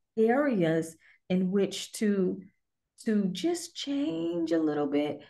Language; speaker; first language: English; native; English